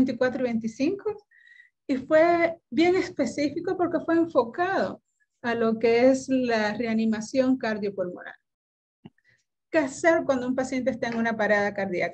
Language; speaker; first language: Spanish; native; Spanish